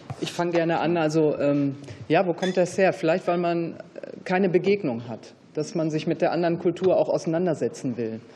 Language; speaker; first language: German; native; German